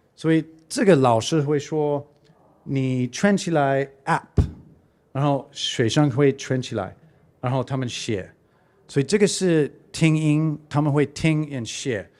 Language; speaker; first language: Chinese; non-native, fluent; English